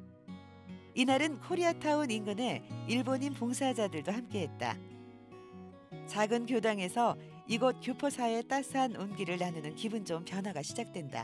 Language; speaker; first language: Korean; native; Korean